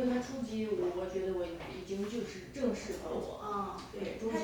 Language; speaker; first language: Chinese; native; Chinese